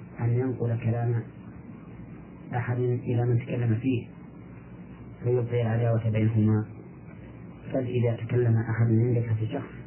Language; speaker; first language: Arabic; native; Arabic